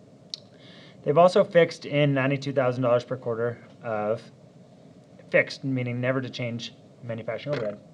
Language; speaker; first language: English; native; English